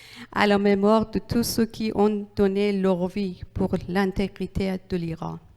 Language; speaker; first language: French; non-native, learner; Persian